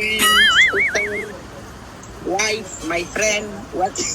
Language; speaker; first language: English; non-native, learner; Spanish